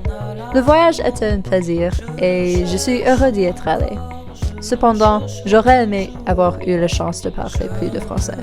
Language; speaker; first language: French; non-native, learner; English